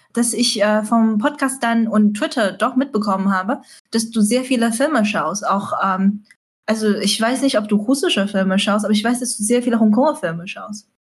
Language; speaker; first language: German; non-native, fluent; Chinese